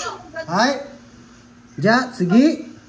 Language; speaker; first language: Japanese; non-native, fluent; Filipino